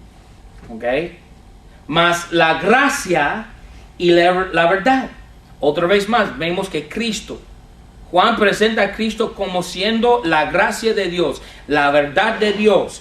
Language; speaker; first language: Spanish; non-native, fluent; English